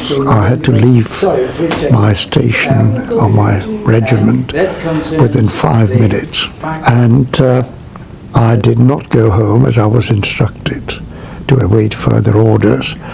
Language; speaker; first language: English; non-native, fluent; Czech